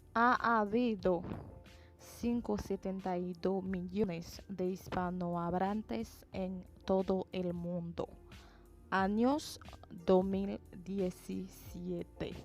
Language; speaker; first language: Spanish; non-native, fluent; Haitian Creole